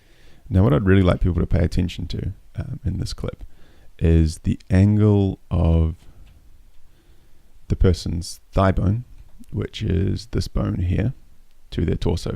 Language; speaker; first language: English; native; English